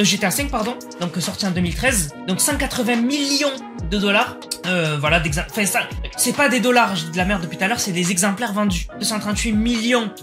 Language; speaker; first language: French; native; French